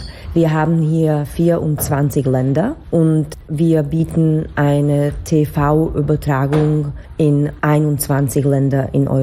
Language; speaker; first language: German; non-native, fluent; Slovak